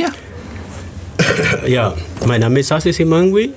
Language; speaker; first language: German; non-native, fluent; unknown